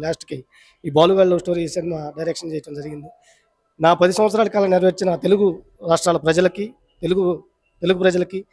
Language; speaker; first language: Telugu; native; Telugu